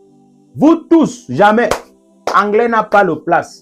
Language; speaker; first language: French; non-native, local second language; English